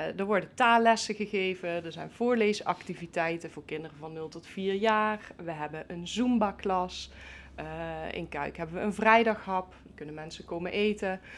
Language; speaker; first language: Dutch; native; Dutch